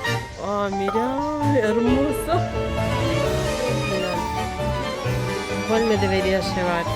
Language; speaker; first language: Spanish; non-native, fluent; Russian